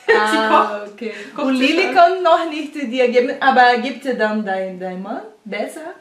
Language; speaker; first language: German; non-native, learner; Portuguese